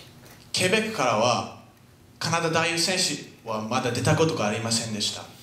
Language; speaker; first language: Japanese; non-native, fluent; French